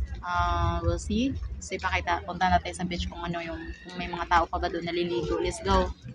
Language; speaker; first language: Filipino; native; Filipino